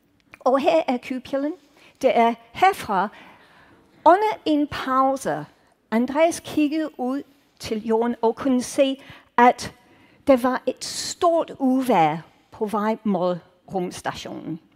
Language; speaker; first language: Danish; native; Danish